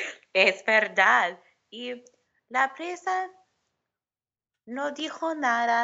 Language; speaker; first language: Spanish; non-native, learner; English